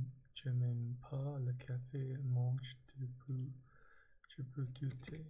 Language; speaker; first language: French; non-native, learner; English